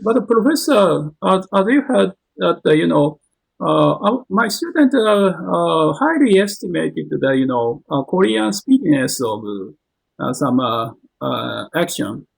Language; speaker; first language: English; non-native, learner; Japanese